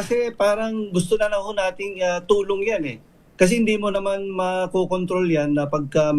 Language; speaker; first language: Filipino; native; Filipino